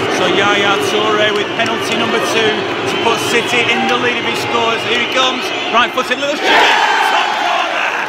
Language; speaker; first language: English; native; English